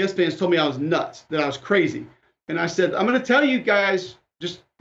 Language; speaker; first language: English; native; English